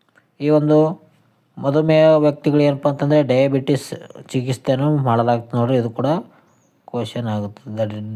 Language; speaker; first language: Kannada; native; Kannada